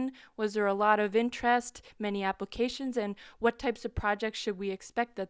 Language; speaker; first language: English; native; English